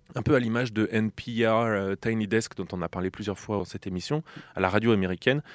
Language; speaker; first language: French; native; French